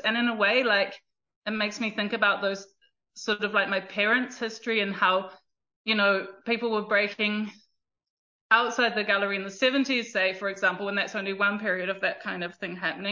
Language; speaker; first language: English; native; English